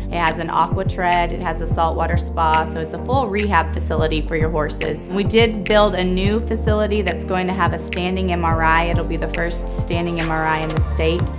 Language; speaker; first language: English; native; English